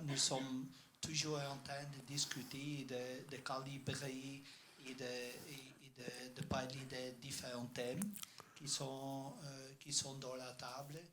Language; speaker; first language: French; non-native, learner; Dutch